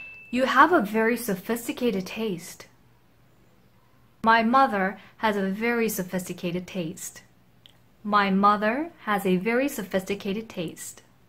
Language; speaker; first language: English; non-native, fluent; Korean